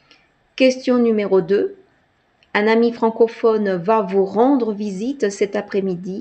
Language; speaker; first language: French; non-native, fluent; Spanish